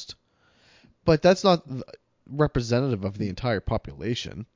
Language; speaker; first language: English; native; English